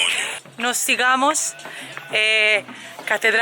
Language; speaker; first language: Spanish; non-native, learner; Serbian